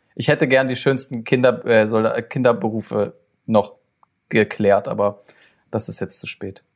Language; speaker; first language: German; early bilingual, other home language; Turkish